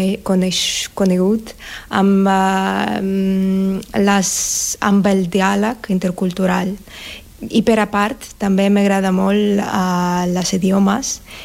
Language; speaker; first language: Catalan; non-native, learner; Russian